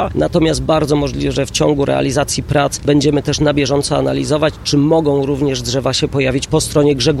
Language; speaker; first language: Polish; native; Polish